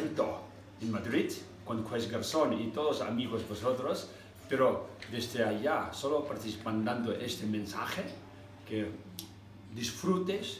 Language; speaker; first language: Spanish; non-native, learner; Tibetan